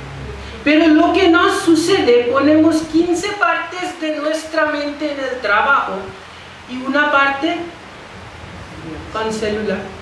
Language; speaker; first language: Spanish; non-native, fluent; Bangla